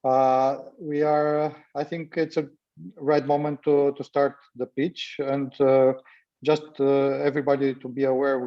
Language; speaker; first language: English; non-native, fluent; Romanian